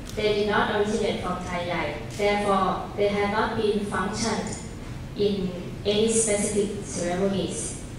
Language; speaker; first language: English; non-native, fluent; Thai